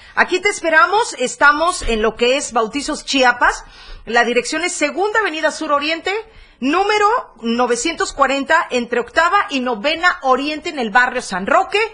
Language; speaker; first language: Spanish; native; Spanish